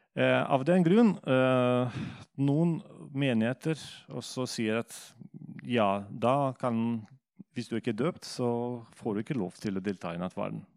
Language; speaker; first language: Norwegian; non-native, fluent; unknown